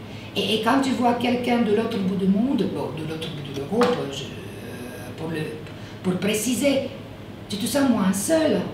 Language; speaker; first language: French; non-native, fluent; Bulgarian